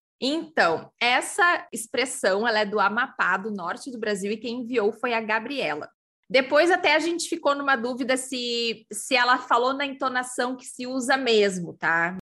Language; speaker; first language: Portuguese; native; Portuguese